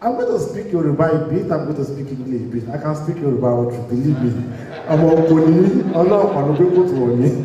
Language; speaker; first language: English; non-native, local second language; Yoruba